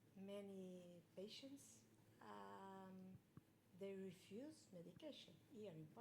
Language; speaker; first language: English; non-native, learner; Portuguese